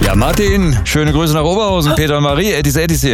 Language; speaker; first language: German; native; German